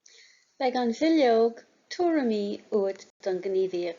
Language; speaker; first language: Irish; non-native, local second language; English